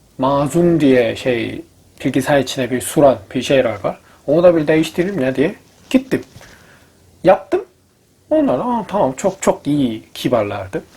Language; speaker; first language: Turkish; non-native, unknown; Korean